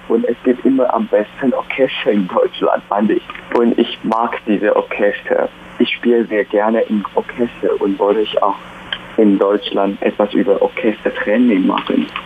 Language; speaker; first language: German; non-native, fluent; Chinese